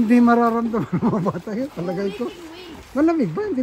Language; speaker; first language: Filipino; native; Filipino